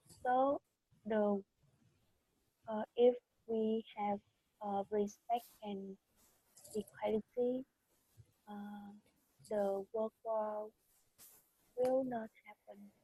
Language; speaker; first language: English; non-native, learner; Vietnamese